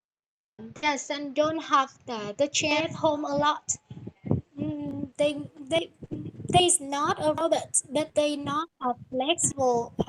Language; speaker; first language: English; non-native, learner; Vietnamese